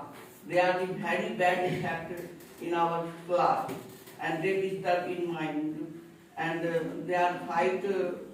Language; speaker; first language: English; non-native, learner; Hindi